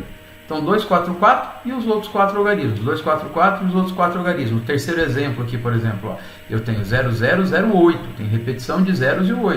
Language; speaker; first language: Portuguese; native; Portuguese